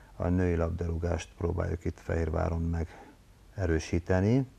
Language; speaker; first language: Hungarian; native; Hungarian